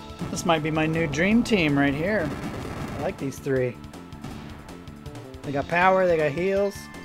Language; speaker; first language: English; native; English